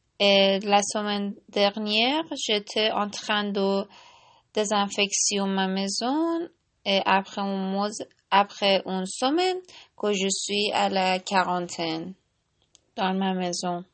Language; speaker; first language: French; non-native, learner; Persian